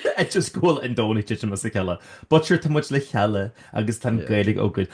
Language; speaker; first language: Irish; native; Irish